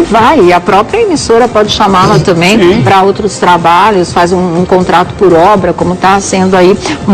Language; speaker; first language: Portuguese; native; Portuguese